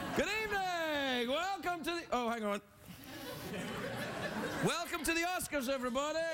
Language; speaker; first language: English; native; English